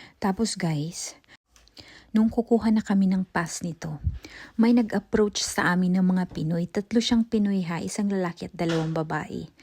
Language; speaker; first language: Filipino; non-native, local second language; Cebuano